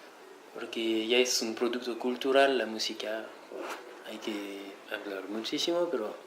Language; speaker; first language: Spanish; non-native, fluent; French